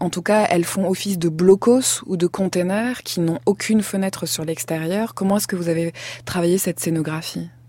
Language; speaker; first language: French; native; French